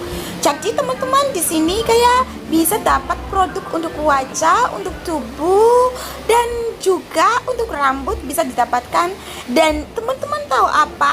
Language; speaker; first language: Indonesian; non-native, learner; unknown